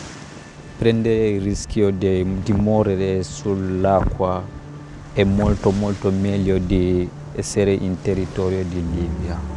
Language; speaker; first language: Italian; non-native, fluent; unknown